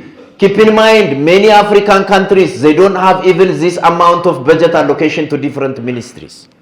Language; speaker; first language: English; non-native, fluent; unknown